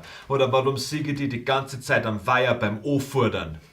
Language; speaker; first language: German; native; German